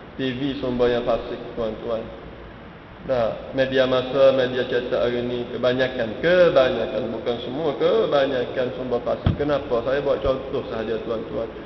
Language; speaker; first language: Malay; native; Malay